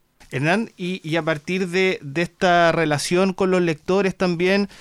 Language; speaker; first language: Spanish; native; Spanish